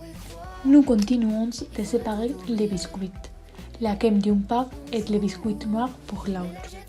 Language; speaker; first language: French; non-native, learner; Spanish